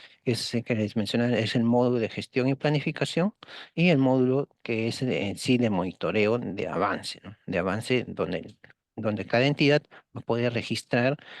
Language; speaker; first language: Spanish; native; Spanish